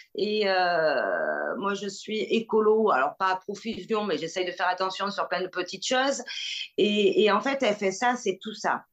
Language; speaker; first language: French; native; French